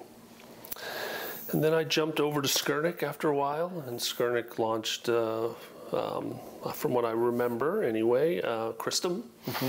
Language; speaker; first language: English; native; English